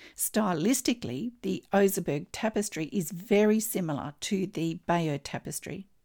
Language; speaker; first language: English; native; English